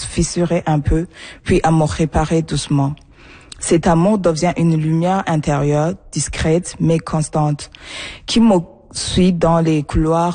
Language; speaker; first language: French; non-native, local second language; Rundi